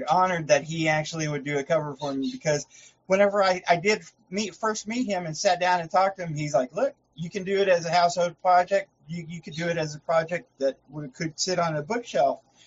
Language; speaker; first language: English; native; English